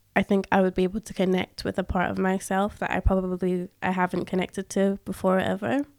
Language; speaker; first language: English; early bilingual, other home language; Yoruba